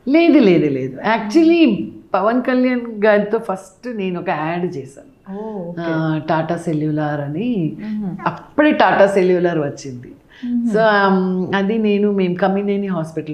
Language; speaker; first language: Telugu; non-native, local second language; Malayalam